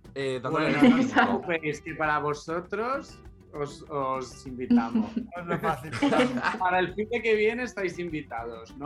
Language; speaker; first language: Spanish; native; Spanish